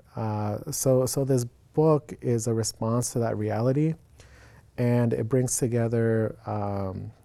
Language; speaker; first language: English; native; English